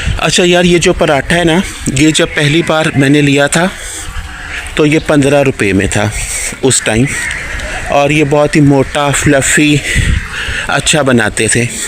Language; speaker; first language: Urdu; non-native, local second language; Punjabi